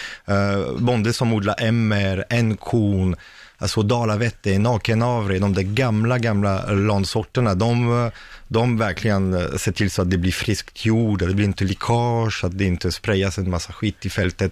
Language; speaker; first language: Swedish; non-native, fluent; French